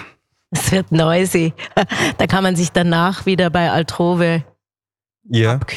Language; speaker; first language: German; native; German